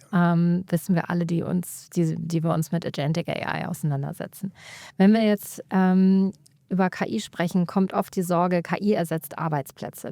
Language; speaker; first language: German; native; German